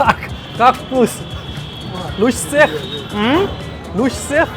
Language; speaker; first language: Russian; non-native, learner; Hindi